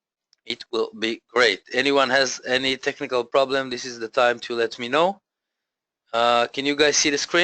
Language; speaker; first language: English; non-native, fluent; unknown